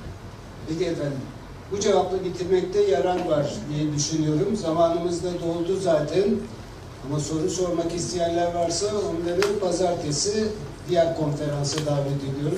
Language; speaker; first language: Turkish; native; Turkish